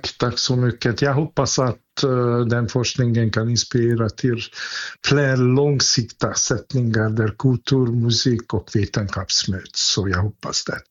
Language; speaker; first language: Swedish; non-native, fluent; Hungarian